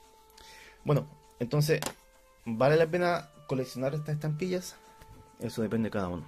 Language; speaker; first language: Spanish; native; Spanish